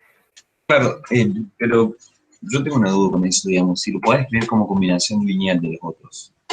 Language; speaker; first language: Spanish; native; Spanish